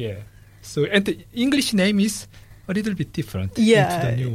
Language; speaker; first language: English; non-native, fluent; Korean